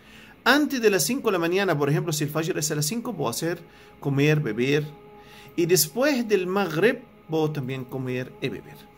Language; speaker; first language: Spanish; non-native, fluent; Arabic